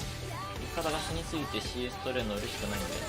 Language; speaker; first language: Japanese; native; Japanese